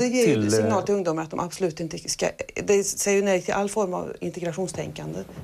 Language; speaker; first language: Swedish; native; Swedish